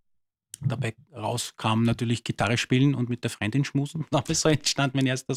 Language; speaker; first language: German; native; German